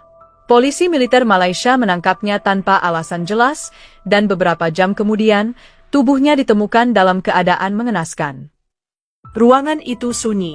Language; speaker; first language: Indonesian; native; Indonesian